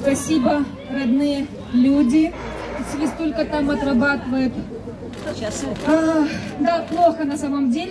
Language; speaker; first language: Russian; native; Russian